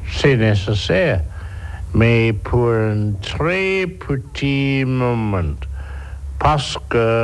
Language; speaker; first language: French; non-native, learner; English